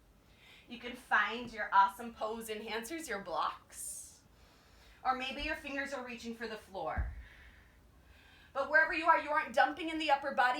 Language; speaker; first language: English; native; English